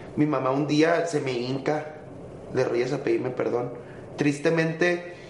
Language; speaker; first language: Spanish; native; Spanish